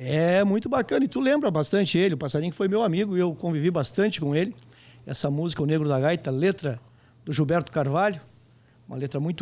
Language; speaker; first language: Portuguese; native; Portuguese